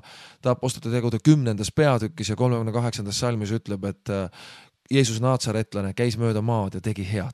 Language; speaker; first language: Estonian; native; Estonian